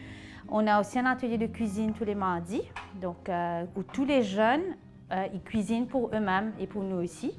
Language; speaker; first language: French; native; French